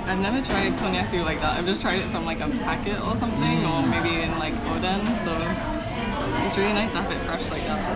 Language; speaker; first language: English; native; English